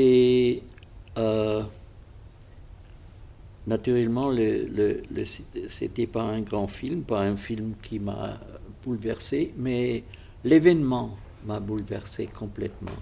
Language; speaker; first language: French; non-native, fluent; German